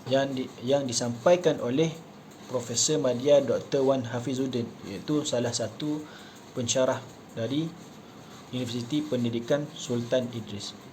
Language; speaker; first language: Malay; native; Malay